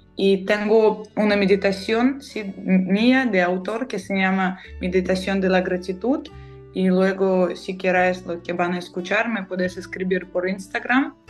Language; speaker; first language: Spanish; non-native, fluent; Russian